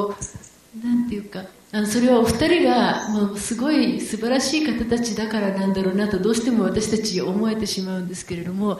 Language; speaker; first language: Japanese; native; Japanese